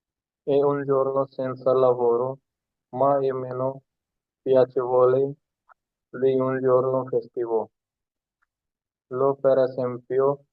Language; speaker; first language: Italian; non-native, learner; Hindi